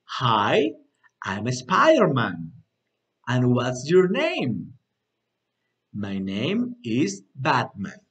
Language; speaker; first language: English; non-native, learner; Spanish